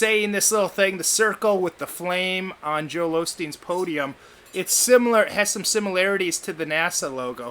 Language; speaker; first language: English; native; English